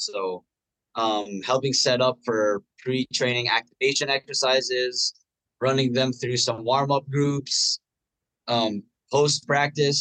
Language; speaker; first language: English; non-native, local second language; Filipino